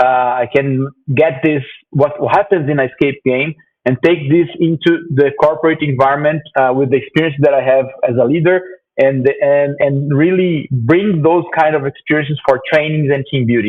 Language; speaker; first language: English; non-native, fluent; Portuguese